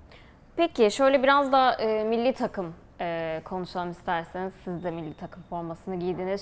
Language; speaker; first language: Turkish; native; Turkish